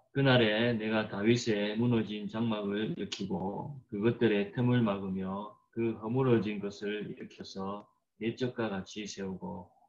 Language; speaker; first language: Korean; native; Korean